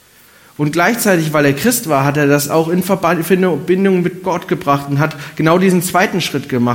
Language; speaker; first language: German; native; German